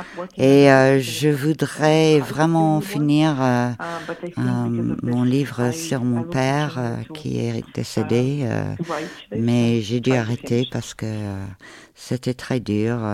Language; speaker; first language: French; non-native, fluent; Ukrainian